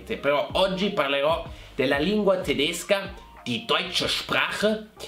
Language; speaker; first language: Italian; non-native, fluent; German